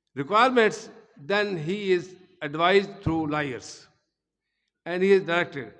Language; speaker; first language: English; non-native, local second language; Urdu